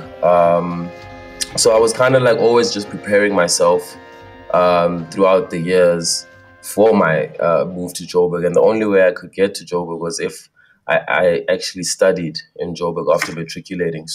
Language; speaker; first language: English; non-native, local second language; Xhosa